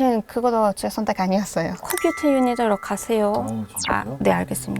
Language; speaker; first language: Korean; non-native, fluent; Hebrew